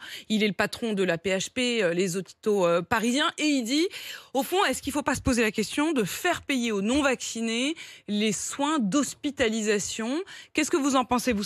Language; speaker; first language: French; native; French